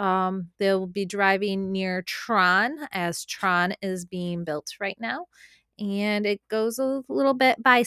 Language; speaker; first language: English; native; English